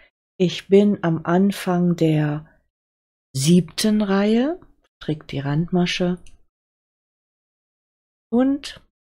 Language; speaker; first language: German; native; German